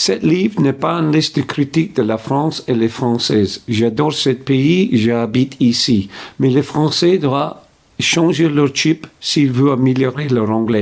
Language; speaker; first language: French; non-native, fluent; English